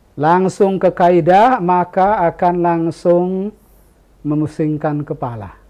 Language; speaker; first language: Indonesian; native; Indonesian